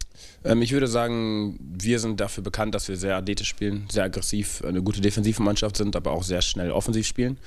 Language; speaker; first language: German; native; German